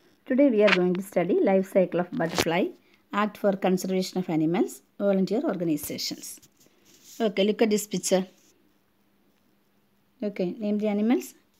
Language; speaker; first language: English; non-native, local second language; Tamil